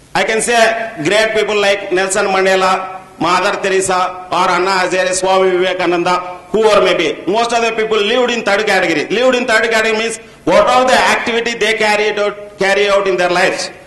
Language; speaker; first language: English; non-native, local second language; Telugu